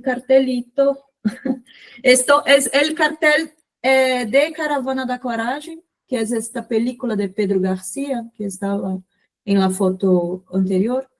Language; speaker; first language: Spanish; non-native, fluent; Portuguese